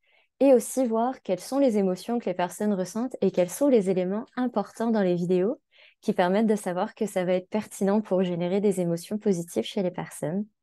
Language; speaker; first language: French; native; French